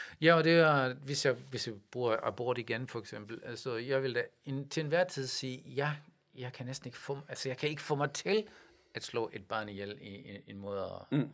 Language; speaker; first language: Danish; non-native, fluent; German